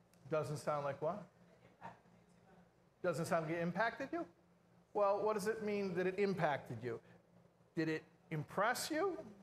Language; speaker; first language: English; native; English